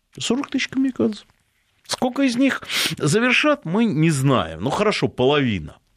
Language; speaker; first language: Russian; native; Russian